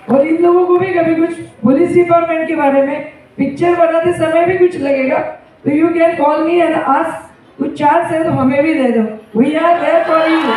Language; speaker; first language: Hindi; non-native, local second language; Marathi